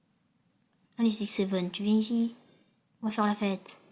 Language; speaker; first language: French; native; French